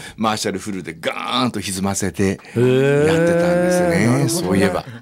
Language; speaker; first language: Japanese; native; Japanese